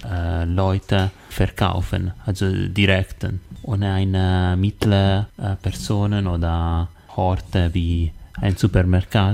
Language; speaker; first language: German; non-native, learner; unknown